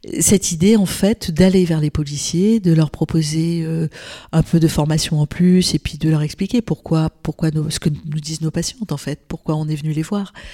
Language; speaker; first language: French; non-native, local second language; Arabic